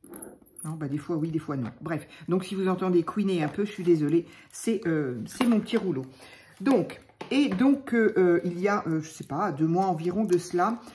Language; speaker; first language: French; native; French